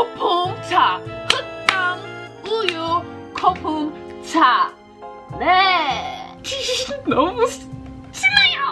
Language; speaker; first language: Korean; non-native, learner; English